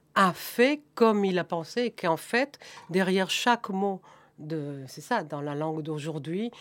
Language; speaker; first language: French; non-native, fluent; German